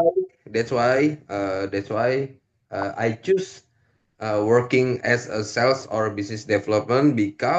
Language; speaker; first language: English; non-native, learner; Indonesian